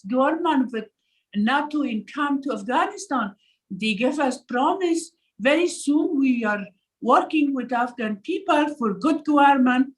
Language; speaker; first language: English; non-native, learner; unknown